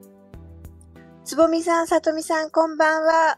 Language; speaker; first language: Japanese; native; Japanese